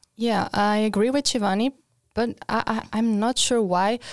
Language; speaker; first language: English; non-native, fluent; Portuguese